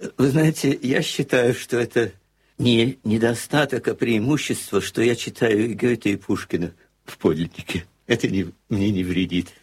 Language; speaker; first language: Russian; native; Russian